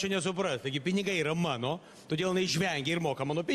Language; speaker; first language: Lithuanian; non-native, local second language; Russian